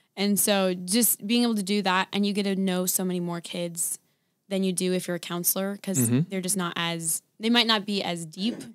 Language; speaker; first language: English; native; English